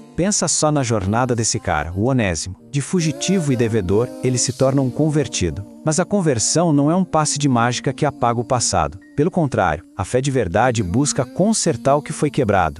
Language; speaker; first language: Portuguese; native; Portuguese